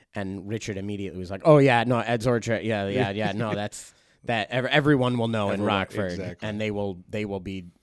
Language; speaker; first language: English; native; English